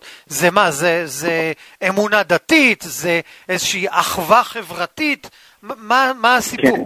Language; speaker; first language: Hebrew; native; Hebrew